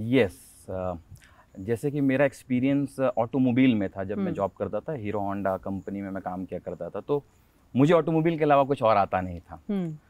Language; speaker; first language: Hindi; native; Hindi